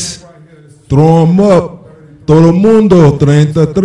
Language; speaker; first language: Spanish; non-native, learner; English